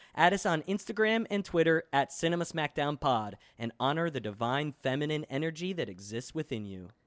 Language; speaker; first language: English; native; English